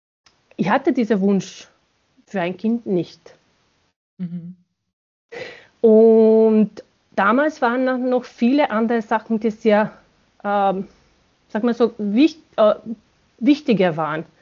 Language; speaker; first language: German; non-native, fluent; Bosnian